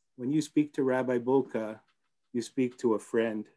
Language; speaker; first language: English; native; English